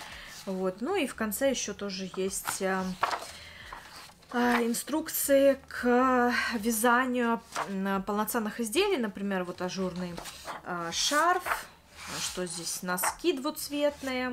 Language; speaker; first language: Russian; native; Russian